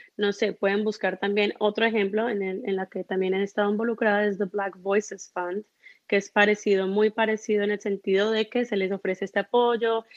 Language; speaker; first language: Spanish; early bilingual, heritage; Spanish